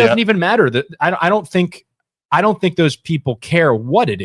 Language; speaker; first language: English; native; English